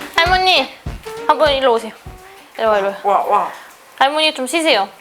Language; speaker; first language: Korean; non-native, fluent; German